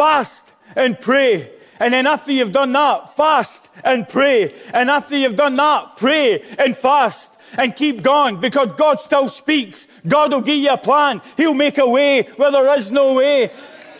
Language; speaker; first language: English; native; English